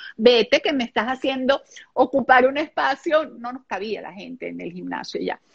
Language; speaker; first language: Spanish; non-native, local second language; German